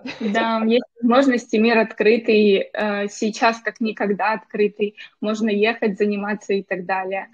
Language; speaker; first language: Ukrainian; non-native, local second language; Russian